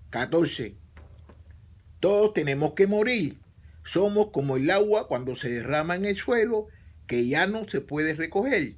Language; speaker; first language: Spanish; native; Spanish